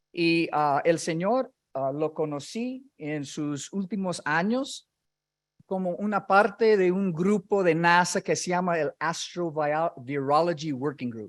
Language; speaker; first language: Spanish; non-native, fluent; English